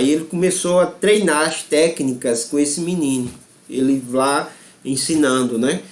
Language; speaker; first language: Portuguese; native; Portuguese